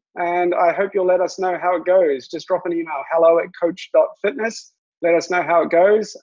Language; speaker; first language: English; native; English